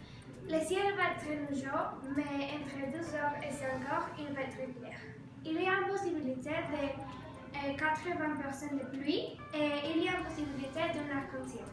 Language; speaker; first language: French; non-native, learner; Spanish